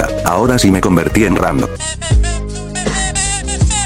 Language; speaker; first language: Spanish; native; Spanish